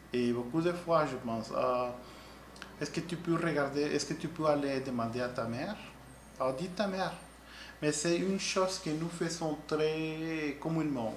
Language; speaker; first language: French; non-native, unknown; Spanish